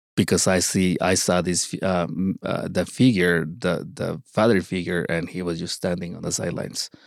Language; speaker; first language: English; early bilingual, other home language; Spanish